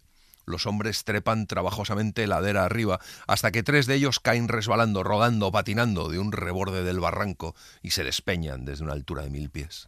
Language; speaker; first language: Spanish; native; Spanish